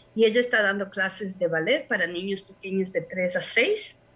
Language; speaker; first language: Spanish; native; Spanish